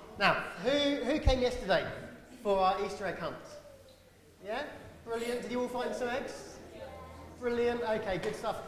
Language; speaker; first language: English; native; English